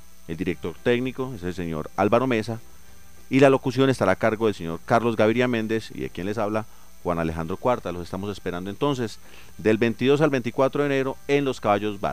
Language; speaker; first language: Spanish; native; Spanish